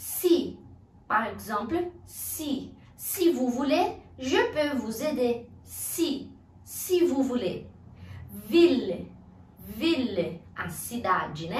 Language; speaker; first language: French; non-native, fluent; Portuguese